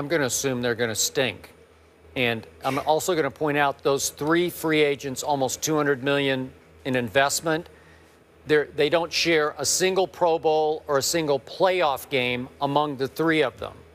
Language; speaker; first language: English; native; English